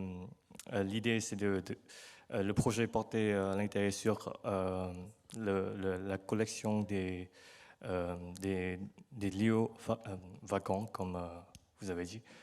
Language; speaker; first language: French; non-native, learner; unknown